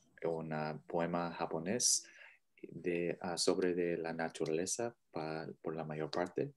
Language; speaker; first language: Spanish; non-native, learner; English